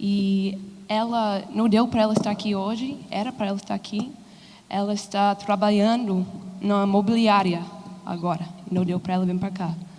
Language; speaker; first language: Portuguese; non-native, fluent; English